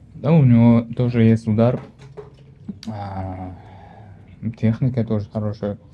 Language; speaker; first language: Russian; non-native, learner; Uzbek